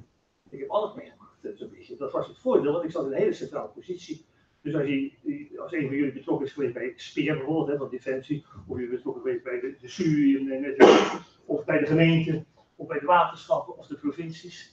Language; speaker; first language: Dutch; native; Dutch